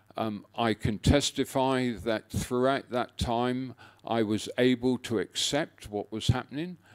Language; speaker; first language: English; native; English